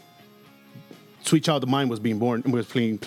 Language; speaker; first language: English; non-native, fluent; Spanish